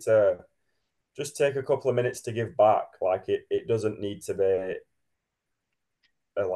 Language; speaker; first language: English; native; English